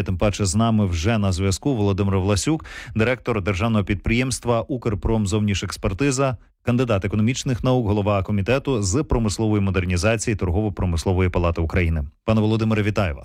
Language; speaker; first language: Ukrainian; native; Ukrainian